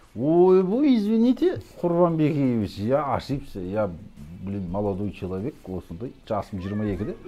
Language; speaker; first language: Russian; non-native, local second language; Kazakh